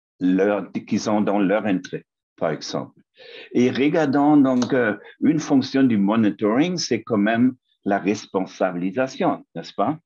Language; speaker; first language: French; non-native, fluent; German